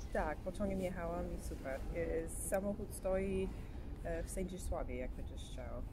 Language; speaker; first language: Polish; early bilingual, heritage; English